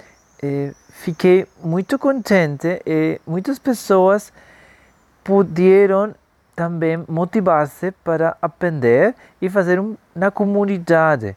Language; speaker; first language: Portuguese; non-native, fluent; Spanish